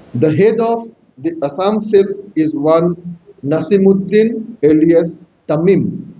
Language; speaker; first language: English; non-native, local second language; Assamese